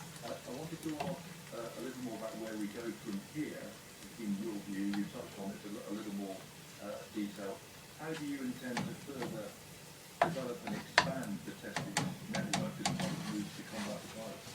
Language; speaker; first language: English; native; English